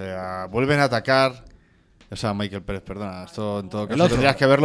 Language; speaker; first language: Spanish; native; Spanish